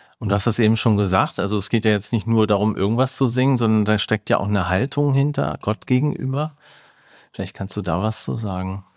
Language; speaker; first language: German; native; German